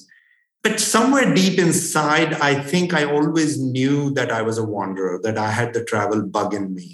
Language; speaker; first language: English; non-native, local second language; Hindi